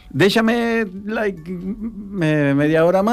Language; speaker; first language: Catalan; non-native, learner; Spanish